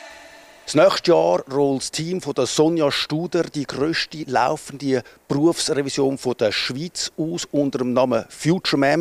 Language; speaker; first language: German; native; German